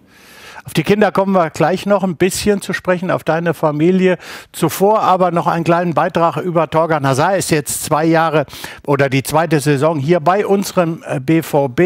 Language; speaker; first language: German; native; German